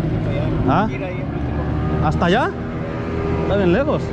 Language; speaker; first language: Spanish; native; Spanish